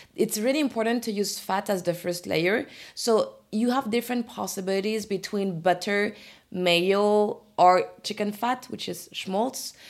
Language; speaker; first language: English; non-native, fluent; French